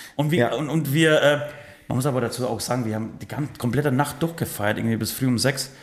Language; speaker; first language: German; early bilingual, other home language; Polish